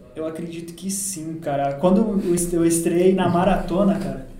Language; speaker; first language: Portuguese; native; Portuguese